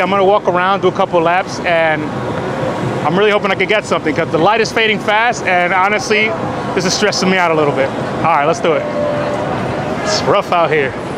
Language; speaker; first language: English; native; English